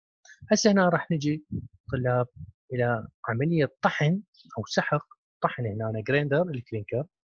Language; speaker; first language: Arabic; native; Arabic